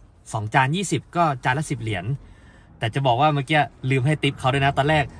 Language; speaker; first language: Thai; native; Thai